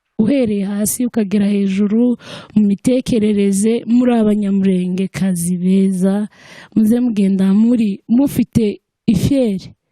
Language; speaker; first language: Kinyarwanda; early bilingual, heritage; Kinyarwanda